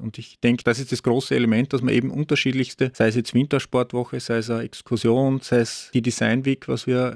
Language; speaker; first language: German; native; German